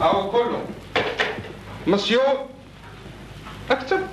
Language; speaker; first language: Arabic; native; Arabic